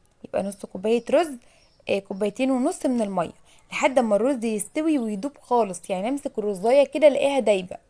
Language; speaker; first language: Arabic; native; Arabic